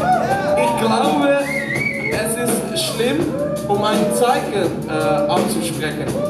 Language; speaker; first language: German; non-native, learner; Dutch